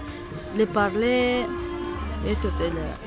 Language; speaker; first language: French; non-native, learner; Romany